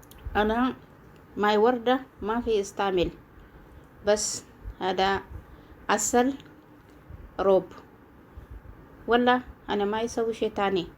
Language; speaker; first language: Arabic; non-native, learner; Oromo